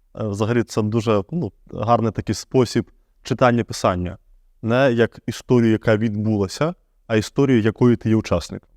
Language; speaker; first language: Ukrainian; native; Ukrainian